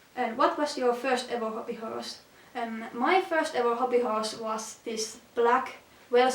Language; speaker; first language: English; non-native, fluent; Finnish